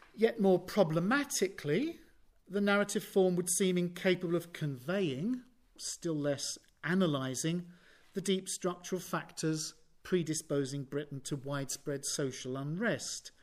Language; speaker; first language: English; native; English